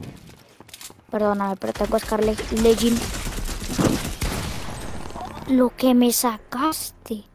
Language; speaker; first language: Spanish; native; Spanish